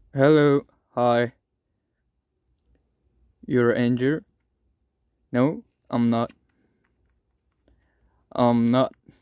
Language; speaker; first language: English; non-native, learner; Korean